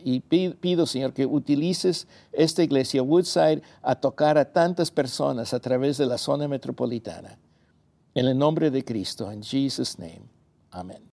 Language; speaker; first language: Spanish; early bilingual, heritage; Spanish